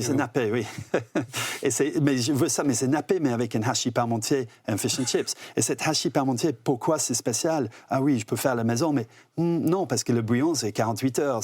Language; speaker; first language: French; non-native, fluent; English